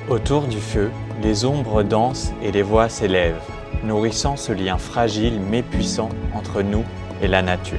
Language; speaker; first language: French; native; French